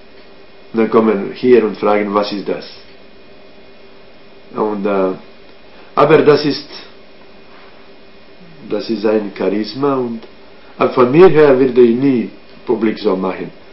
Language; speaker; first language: German; non-native, fluent; Croatian